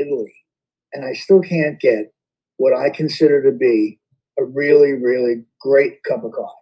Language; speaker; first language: English; native; English